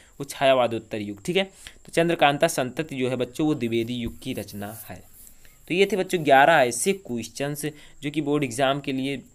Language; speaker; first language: Hindi; native; Hindi